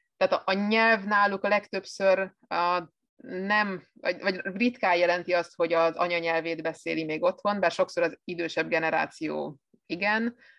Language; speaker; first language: Hungarian; native; Hungarian